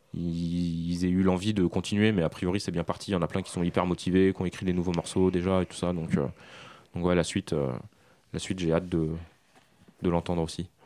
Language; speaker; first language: French; native; French